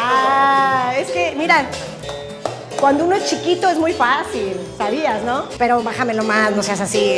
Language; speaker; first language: Spanish; native; Spanish